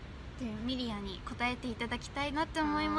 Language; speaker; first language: Japanese; native; Japanese